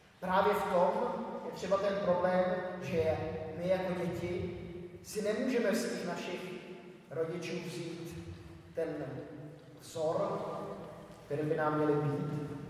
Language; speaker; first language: Czech; native; Czech